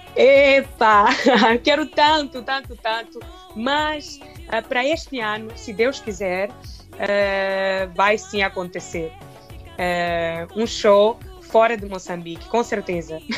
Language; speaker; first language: Portuguese; non-native, local second language; Makhuwa